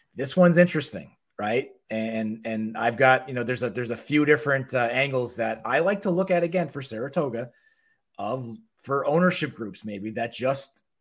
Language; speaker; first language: English; native; English